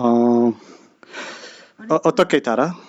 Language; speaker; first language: Korean; non-native, learner; English